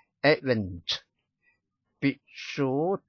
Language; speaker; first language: English; non-native, learner; Chinese